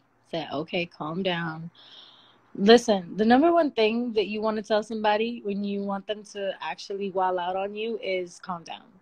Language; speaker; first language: English; early bilingual, other home language; Spanish